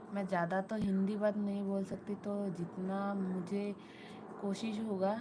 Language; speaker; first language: Hindi; non-native, local second language; Bangla